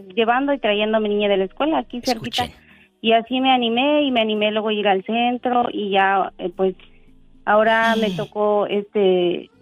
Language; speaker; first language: Spanish; native; Spanish